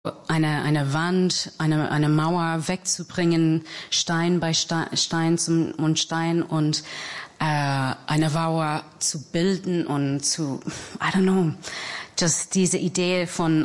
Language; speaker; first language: German; non-native, fluent; English